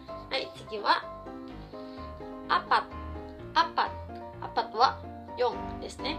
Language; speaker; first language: Japanese; non-native, fluent; Filipino